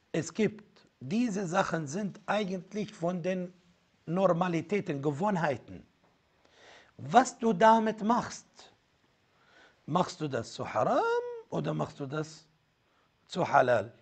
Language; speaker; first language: German; non-native, fluent; Arabic